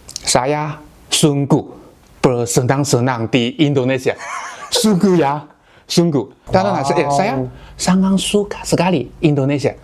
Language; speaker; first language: Indonesian; non-native, learner; Chinese